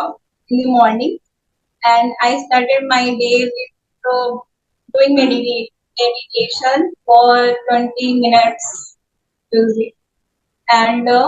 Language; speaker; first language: English; non-native, learner; Hindi